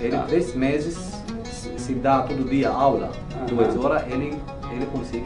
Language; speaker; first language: Portuguese; non-native, learner; Arabic